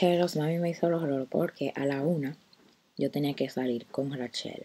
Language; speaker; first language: Spanish; native; Spanish